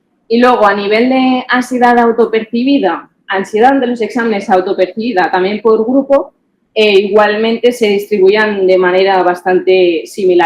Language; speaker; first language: Spanish; native; Spanish